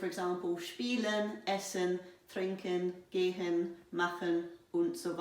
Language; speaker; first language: German; non-native, fluent; English